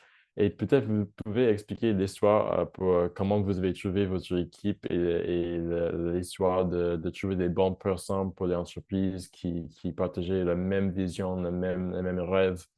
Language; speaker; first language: French; non-native, fluent; English